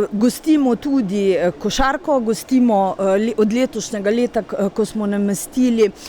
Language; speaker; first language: Slovenian; native; Slovenian